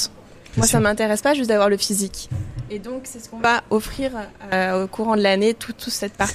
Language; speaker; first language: French; native; French